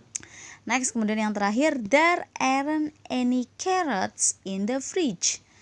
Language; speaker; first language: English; non-native, fluent; Indonesian